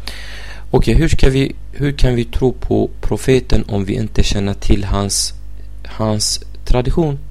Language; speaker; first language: Swedish; non-native, fluent; Arabic